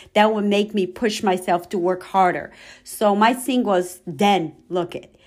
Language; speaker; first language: English; non-native, fluent; Portuguese